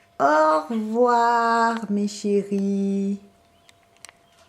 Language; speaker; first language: French; native; French